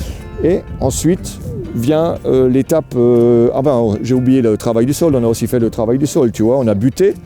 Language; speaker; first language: French; native; French